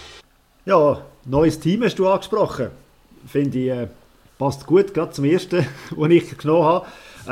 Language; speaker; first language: German; native; German